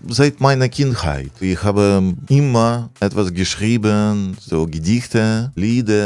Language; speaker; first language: German; non-native, fluent; Russian